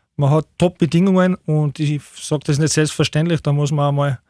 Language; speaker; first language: German; native; German